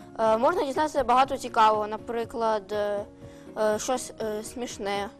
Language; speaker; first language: Ukrainian; non-native, local second language; Russian